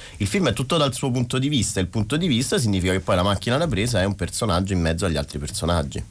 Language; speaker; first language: Italian; native; Italian